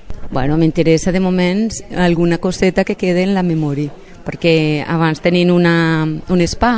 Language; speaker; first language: Catalan; non-native, local second language; Spanish